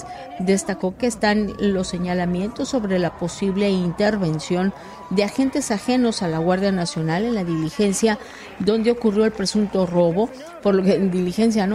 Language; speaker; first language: Spanish; native; Spanish